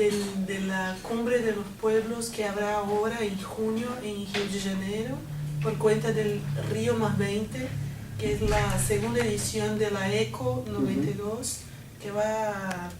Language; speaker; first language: Spanish; non-native, fluent; Portuguese